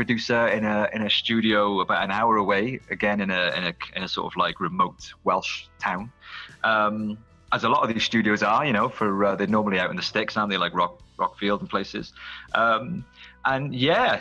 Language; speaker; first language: English; native; English